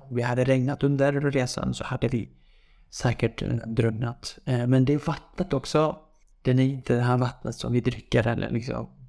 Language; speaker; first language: Swedish; non-native, fluent; Kurdish